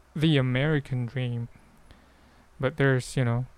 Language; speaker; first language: English; non-native, local second language; Filipino